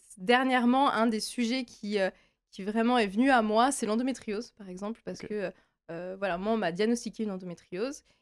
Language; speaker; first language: French; native; French